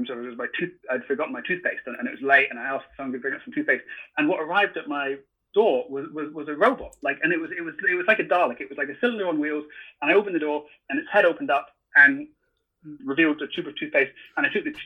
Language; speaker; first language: English; native; English